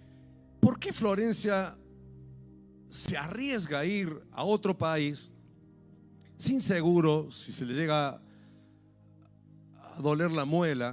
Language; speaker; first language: Spanish; native; Spanish